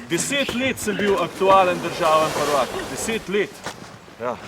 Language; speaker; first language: Slovenian; native; Slovenian